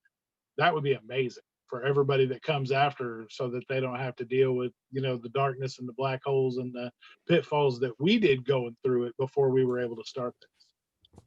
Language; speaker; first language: English; native; English